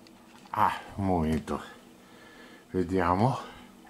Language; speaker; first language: Italian; native; Italian